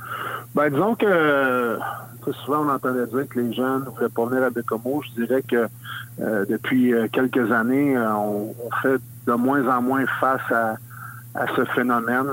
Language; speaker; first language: French; native; French